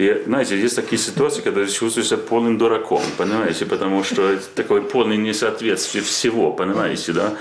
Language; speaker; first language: Russian; non-native, fluent; Swedish